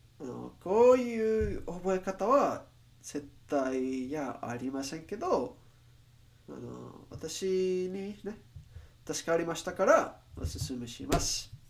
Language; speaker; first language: Japanese; non-native, learner; English